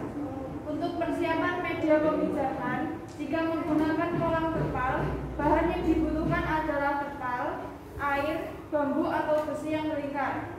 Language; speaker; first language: Indonesian; native; Indonesian